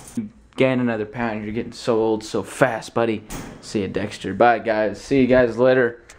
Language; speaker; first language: English; native; English